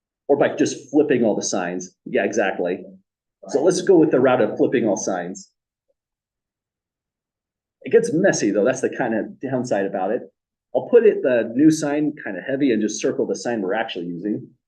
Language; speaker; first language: English; native; English